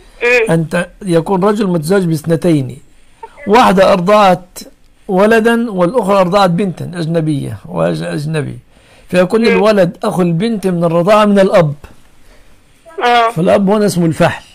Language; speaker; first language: Arabic; native; Arabic